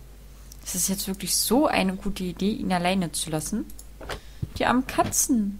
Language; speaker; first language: German; native; German